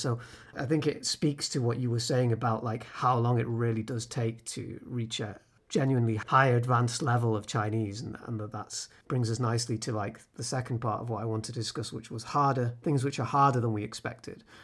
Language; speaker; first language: English; native; English